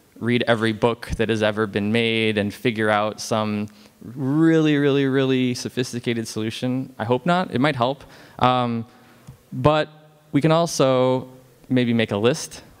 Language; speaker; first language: English; native; English